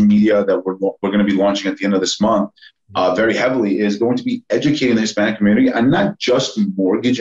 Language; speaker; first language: English; native; English